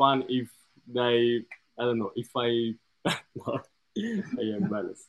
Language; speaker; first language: English; non-native, fluent; Italian